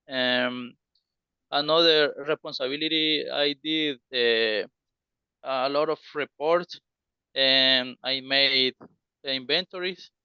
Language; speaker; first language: English; non-native, learner; Spanish